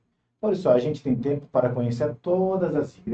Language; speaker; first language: Portuguese; non-native, fluent; Turkish